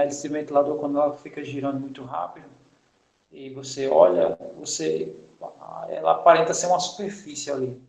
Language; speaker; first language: Portuguese; native; Portuguese